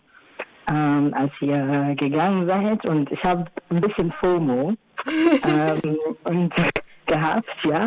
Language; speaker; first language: German; non-native, fluent; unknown